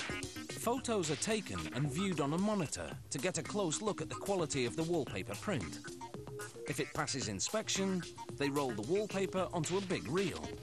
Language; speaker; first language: English; native; English